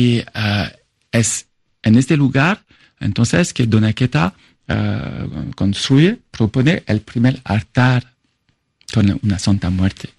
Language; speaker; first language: Spanish; non-native, fluent; French